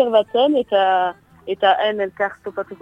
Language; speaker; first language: Basque; non-native, local second language; French